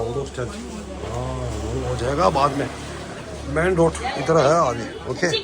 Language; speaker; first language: Hindi; non-native, local second language; Tibetan